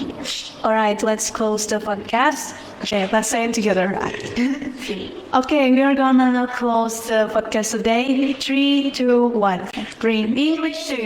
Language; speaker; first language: English; non-native, fluent; Indonesian